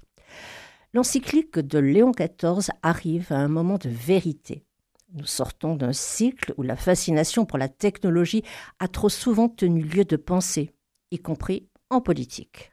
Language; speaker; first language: French; native; French